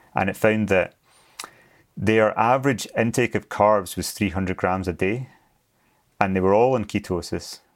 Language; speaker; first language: English; native; English